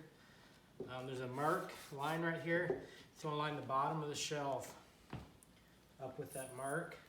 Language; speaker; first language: English; native; English